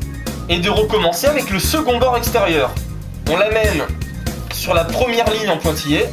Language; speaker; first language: French; native; French